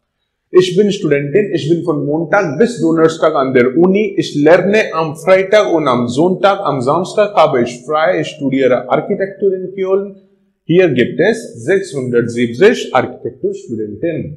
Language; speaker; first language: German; non-native, learner; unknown